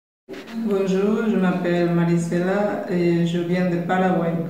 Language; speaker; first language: French; non-native, learner; Spanish